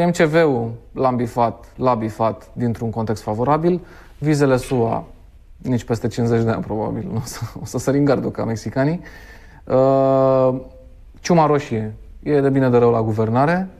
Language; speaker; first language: Romanian; native; Romanian